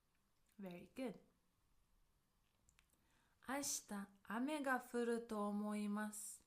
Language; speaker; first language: Japanese; non-native, fluent; English